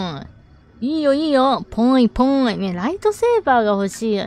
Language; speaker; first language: Japanese; native; Japanese